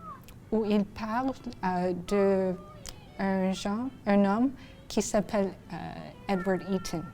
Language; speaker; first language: French; non-native, local second language; English